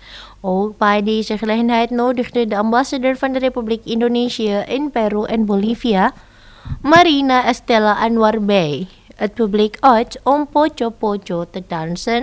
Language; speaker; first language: Dutch; non-native, fluent; Indonesian